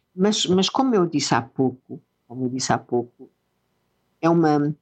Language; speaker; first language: Portuguese; native; Portuguese